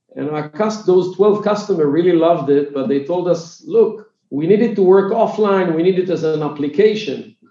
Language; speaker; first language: English; non-native, fluent; Hebrew